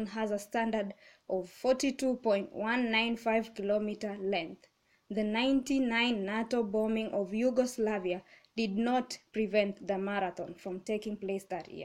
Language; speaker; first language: English; non-native, local second language; Kamba